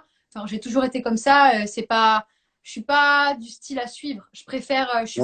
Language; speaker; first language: French; native; French